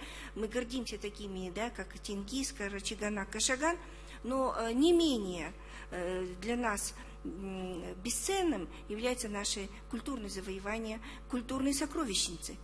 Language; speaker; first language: Russian; native; Russian